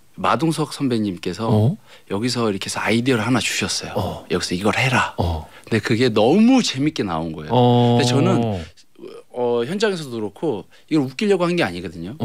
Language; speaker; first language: Korean; native; Korean